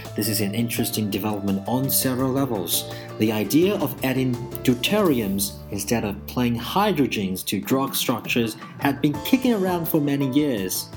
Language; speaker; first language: English; non-native, fluent; Chinese